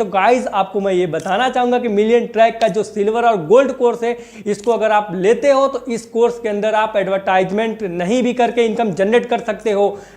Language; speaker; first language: Hindi; native; Hindi